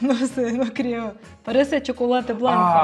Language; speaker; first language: Spanish; non-native, fluent; Russian